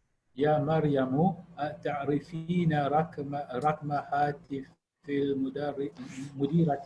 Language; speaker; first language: Arabic; non-native, learner; English